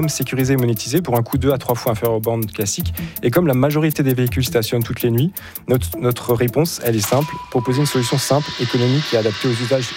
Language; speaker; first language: French; native; French